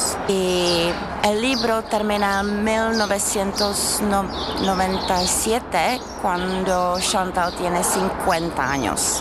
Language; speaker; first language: Spanish; non-native, fluent; Czech